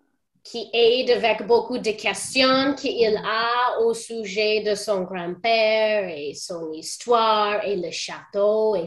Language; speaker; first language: French; non-native, fluent; English